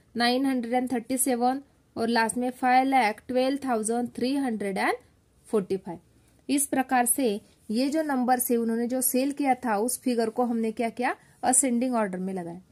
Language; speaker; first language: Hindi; non-native, local second language; Marathi